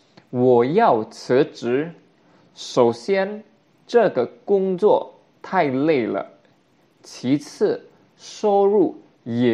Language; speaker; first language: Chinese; non-native, fluent; Indonesian